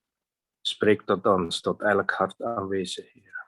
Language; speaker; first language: Dutch; non-native, fluent; Indonesian